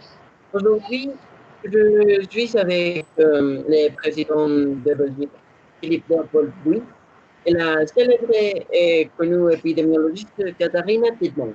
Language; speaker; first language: French; non-native, learner; Spanish